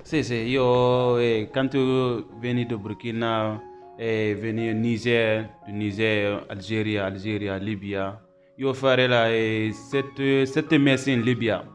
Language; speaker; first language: Italian; non-native, learner; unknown